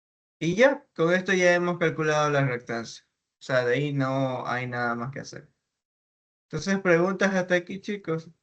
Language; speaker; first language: Spanish; native; Spanish